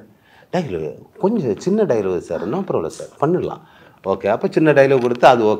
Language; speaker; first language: Tamil; non-native, learner; Malayalam